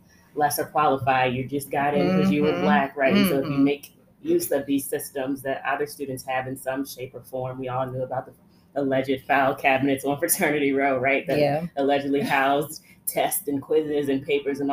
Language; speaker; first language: English; native; English